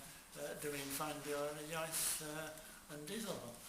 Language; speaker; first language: Welsh; non-native, learner; English